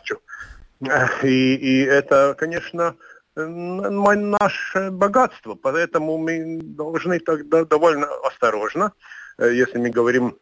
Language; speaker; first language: Russian; non-native, local second language; Latvian